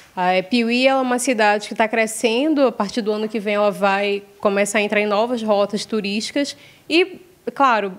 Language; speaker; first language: Portuguese; native; Portuguese